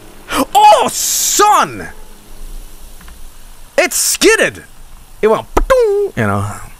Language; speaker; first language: English; non-native, fluent; Swedish